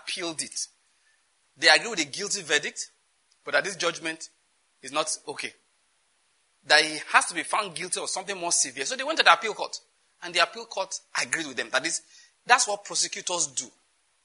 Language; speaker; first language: English; non-native, local second language; Yoruba